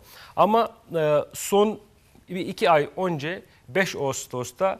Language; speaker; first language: Turkish; non-native, fluent; Kashmiri